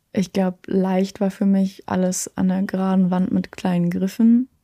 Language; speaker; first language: German; native; German